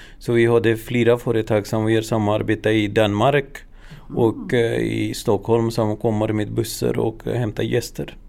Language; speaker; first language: Swedish; non-native, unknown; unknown